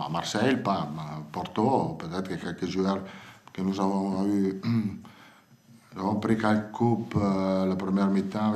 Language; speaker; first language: French; non-native, fluent; Italian